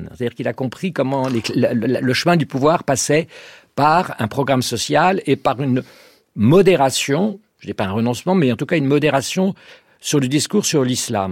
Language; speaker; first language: French; native; French